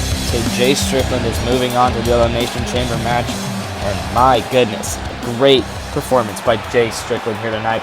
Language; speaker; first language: English; native; English